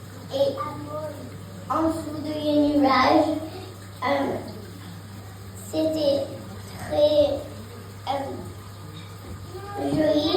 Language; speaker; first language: French; early bilingual, heritage; French